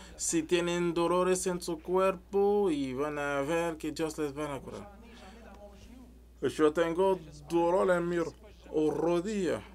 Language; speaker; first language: Spanish; non-native, learner; French